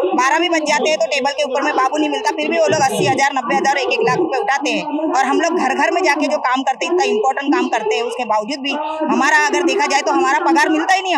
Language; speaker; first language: Hindi; non-native, local second language; Marathi